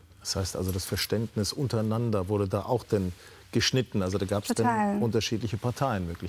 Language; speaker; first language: German; native; German